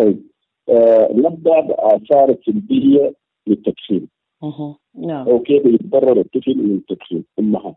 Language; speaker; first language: Arabic; native; Arabic